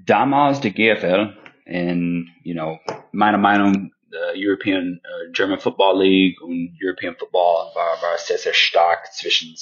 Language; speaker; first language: German; non-native, fluent; English